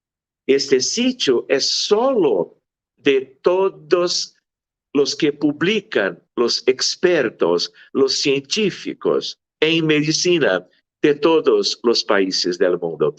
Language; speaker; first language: Spanish; non-native, fluent; Portuguese